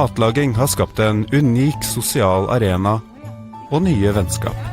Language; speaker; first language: Norwegian; native; Norwegian